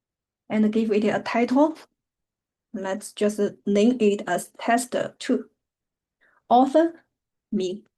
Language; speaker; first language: English; non-native, fluent; Chinese